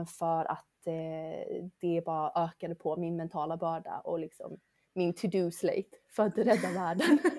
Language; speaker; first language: Swedish; early bilingual, other home language; Chinese